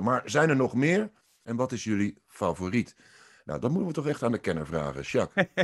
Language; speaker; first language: Dutch; native; Dutch